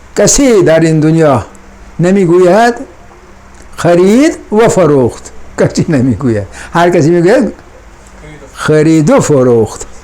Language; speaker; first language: Persian; non-native, fluent; Urdu